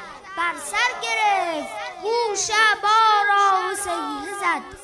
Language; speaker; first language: Persian; native; Persian